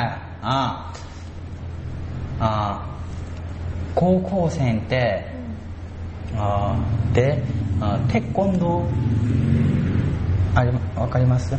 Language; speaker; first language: Japanese; non-native, learner; Korean